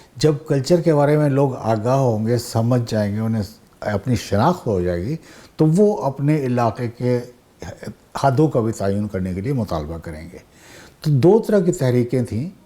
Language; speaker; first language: Urdu; non-native, local second language; Saraiki